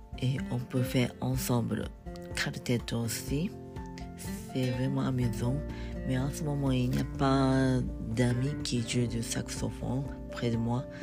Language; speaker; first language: French; non-native, learner; Japanese